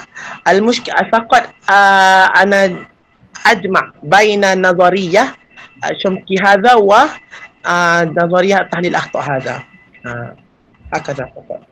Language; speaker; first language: Arabic; non-native, fluent; Malay